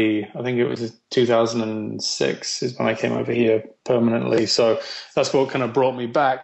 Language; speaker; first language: English; native; English